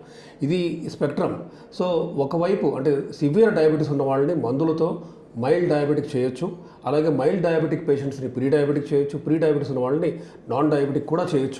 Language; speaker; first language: Telugu; native; Telugu